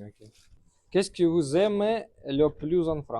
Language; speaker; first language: French; non-native, learner; Russian